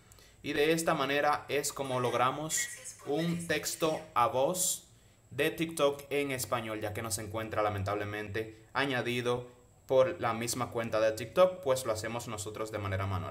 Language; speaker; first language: Spanish; native; Spanish